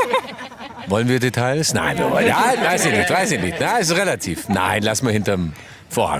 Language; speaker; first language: German; native; German